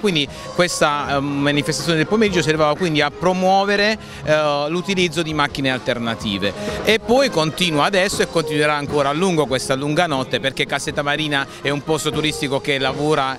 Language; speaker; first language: Italian; native; Italian